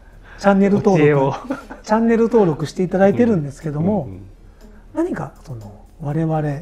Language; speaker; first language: Japanese; native; Japanese